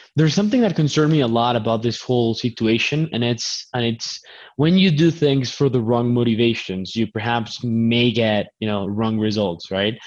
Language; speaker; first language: English; non-native, fluent; Spanish